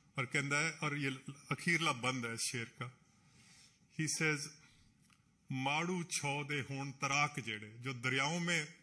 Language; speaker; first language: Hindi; non-native, local second language; Punjabi